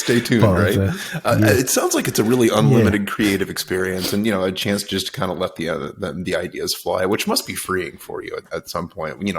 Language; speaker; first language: English; native; English